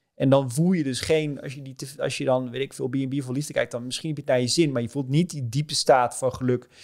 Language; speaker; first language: Dutch; native; Dutch